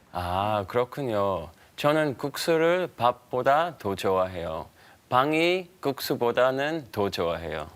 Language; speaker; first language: Korean; non-native, learner; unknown